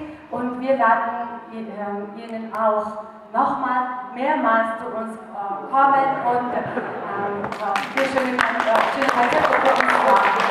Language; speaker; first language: German; non-native, learner; Mongolian